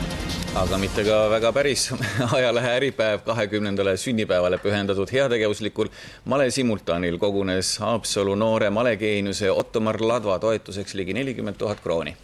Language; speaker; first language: Estonian; native; Estonian